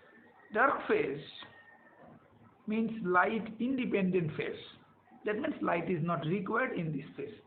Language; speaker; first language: English; non-native, local second language; Bangla